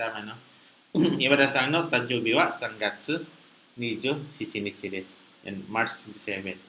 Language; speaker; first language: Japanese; non-native, fluent; Filipino